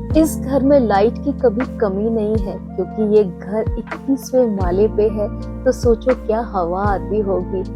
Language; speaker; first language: Hindi; native; Hindi